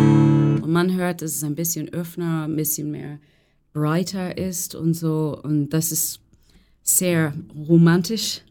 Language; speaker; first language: German; non-native, fluent; English